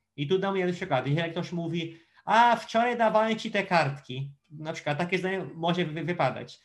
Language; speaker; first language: Polish; non-native, fluent; Portuguese